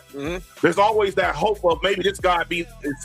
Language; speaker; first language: English; native; English